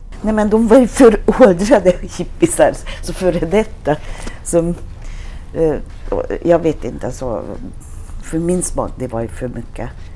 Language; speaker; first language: Swedish; non-native, fluent; Hungarian